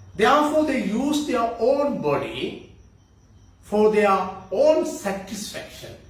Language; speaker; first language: English; non-native, local second language; Tamil